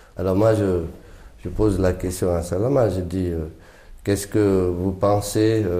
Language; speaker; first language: French; non-native, local second language; Fula